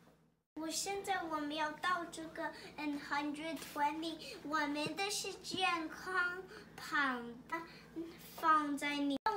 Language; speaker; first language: Chinese; early bilingual, heritage; Chinese